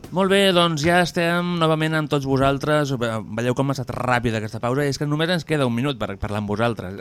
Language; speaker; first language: Catalan; native; Catalan